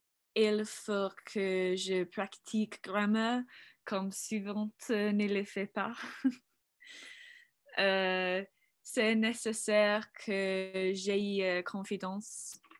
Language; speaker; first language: French; non-native, learner; English